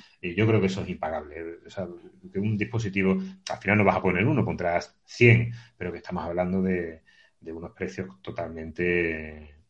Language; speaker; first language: Spanish; native; Spanish